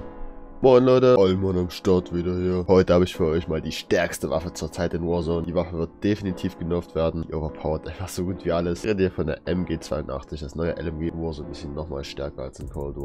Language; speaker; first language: German; native; German